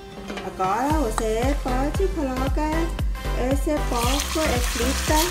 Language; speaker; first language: Portuguese; non-native, learner; Thai